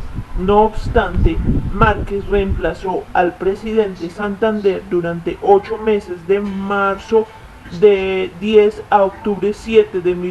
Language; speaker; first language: Spanish; native; Spanish